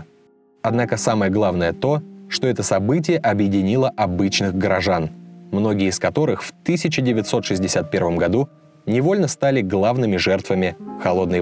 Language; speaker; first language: Russian; native; Russian